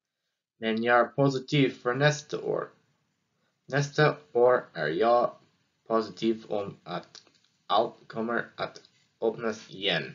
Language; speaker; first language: Swedish; non-native, learner; English